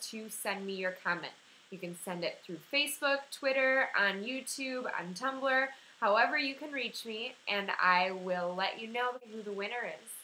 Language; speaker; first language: English; native; English